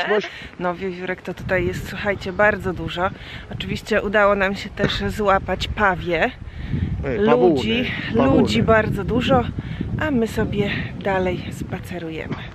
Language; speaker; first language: Polish; native; Polish